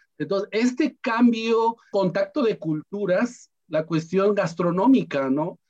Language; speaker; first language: Spanish; non-native, local second language; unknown